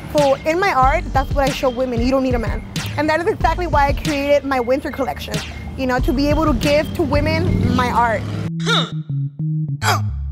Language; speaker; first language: English; native; English